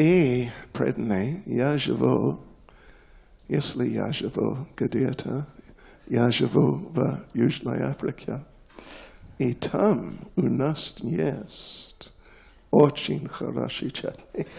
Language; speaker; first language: Russian; non-native, learner; English